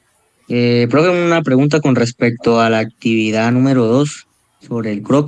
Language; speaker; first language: Spanish; native; Spanish